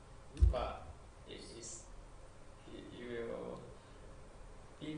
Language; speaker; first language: English; non-native, learner; Chinese